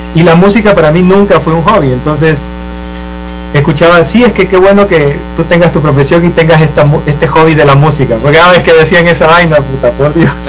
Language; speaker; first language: Spanish; native; Spanish